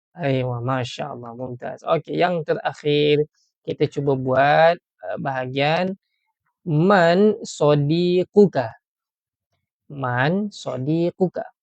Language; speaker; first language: Malay; native; Malay